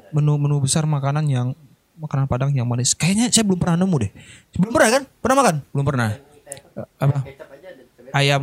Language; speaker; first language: Indonesian; non-native, local second language; Minangkabau